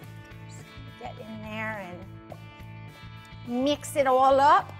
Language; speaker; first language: English; native; English